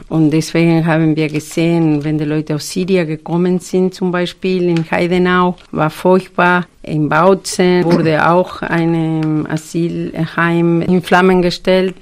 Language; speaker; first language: German; non-native, fluent; Spanish